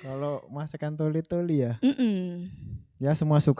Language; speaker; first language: Indonesian; native; Indonesian